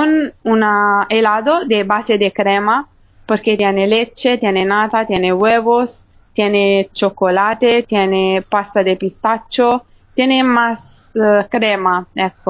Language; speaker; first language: Spanish; non-native, fluent; Italian